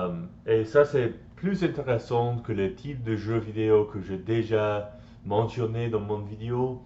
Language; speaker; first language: French; non-native, learner; English